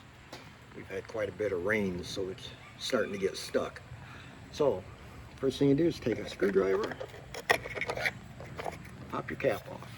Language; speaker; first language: English; native; English